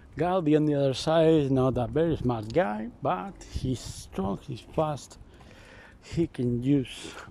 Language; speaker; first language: English; non-native, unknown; Spanish